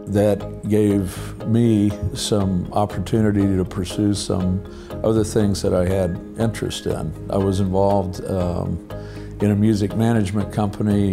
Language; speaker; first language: English; native; English